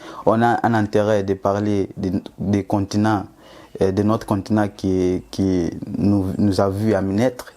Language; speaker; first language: French; non-native, fluent; Portuguese